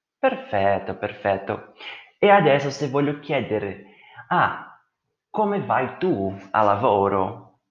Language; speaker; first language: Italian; non-native, fluent; Portuguese